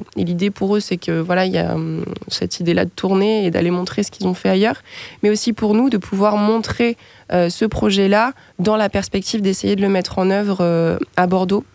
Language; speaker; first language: French; native; French